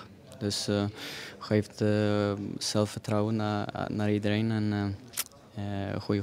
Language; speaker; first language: Dutch; non-native, fluent; Swedish